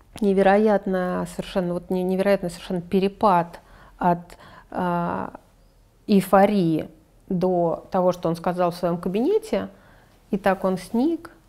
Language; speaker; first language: Russian; native; Russian